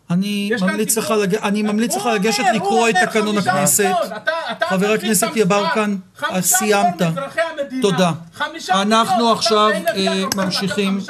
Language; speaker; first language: Hebrew; native; Hebrew